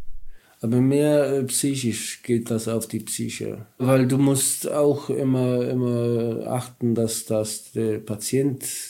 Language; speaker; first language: German; non-native, learner; Polish